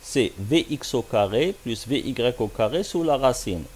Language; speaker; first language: French; non-native, local second language; Arabic